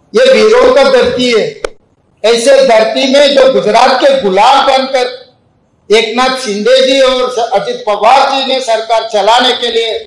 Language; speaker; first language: Hindi; non-native, local second language; Telugu